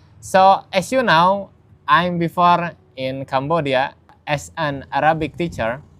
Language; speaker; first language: English; non-native, learner; Indonesian